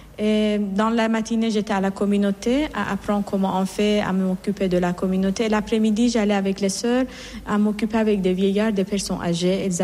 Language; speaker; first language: French; non-native, fluent; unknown